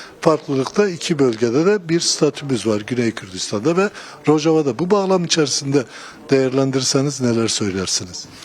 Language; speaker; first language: Turkish; non-native, local second language; Kurdish